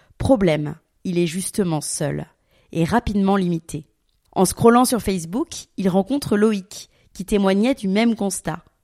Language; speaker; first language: French; native; French